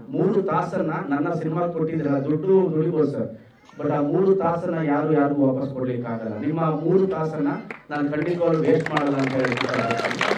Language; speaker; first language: Kannada; native; Kannada